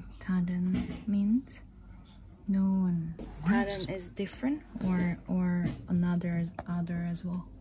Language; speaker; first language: English; non-native, fluent; Korean